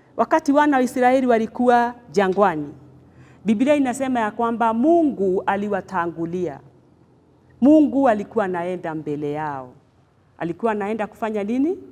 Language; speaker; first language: Swahili; non-native, local second language; Kikuyu